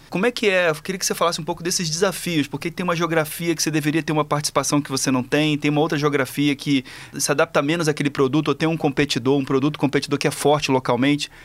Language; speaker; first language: Portuguese; native; Portuguese